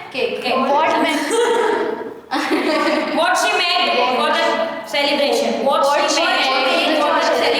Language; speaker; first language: English; non-native, learner; Hindi